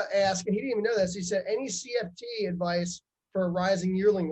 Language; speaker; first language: English; native; English